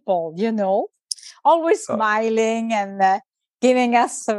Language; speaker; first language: English; non-native, learner; French